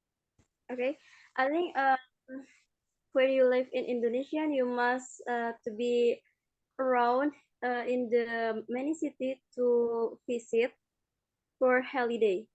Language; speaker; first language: English; non-native, learner; Indonesian